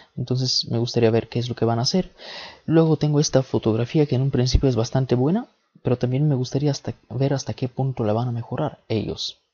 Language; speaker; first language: Spanish; early bilingual, other home language; Bulgarian